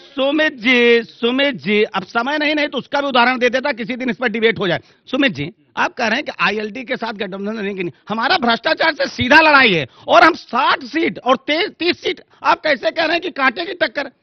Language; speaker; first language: Hindi; native; Hindi